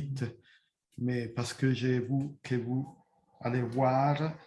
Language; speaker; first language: French; non-native, fluent; Italian